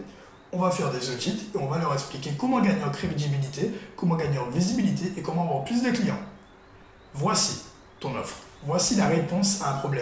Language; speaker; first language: French; native; French